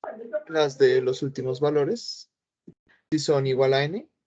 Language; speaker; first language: Spanish; native; Spanish